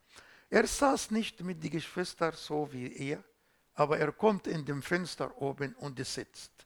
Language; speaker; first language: German; non-native, fluent; Arabic